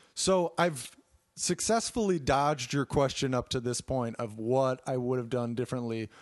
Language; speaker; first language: English; native; English